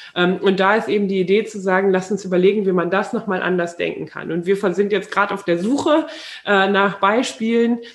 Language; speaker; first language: German; native; German